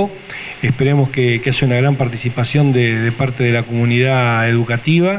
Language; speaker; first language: Spanish; native; Spanish